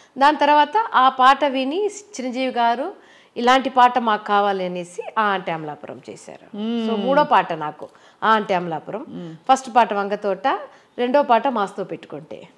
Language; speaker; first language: Telugu; non-native, local second language; Tamil